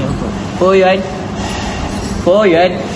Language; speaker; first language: Chinese; non-native, learner; Malay